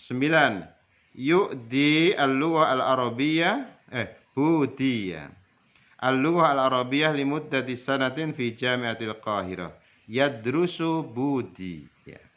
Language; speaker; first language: Arabic; non-native, fluent; Indonesian